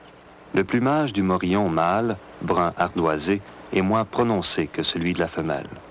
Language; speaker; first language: French; native; French